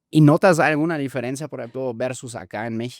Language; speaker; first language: Spanish; non-native, fluent; German